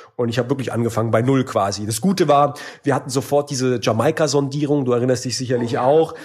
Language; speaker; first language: German; native; German